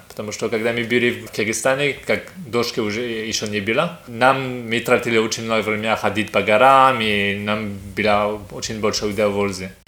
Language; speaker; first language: Russian; non-native, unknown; French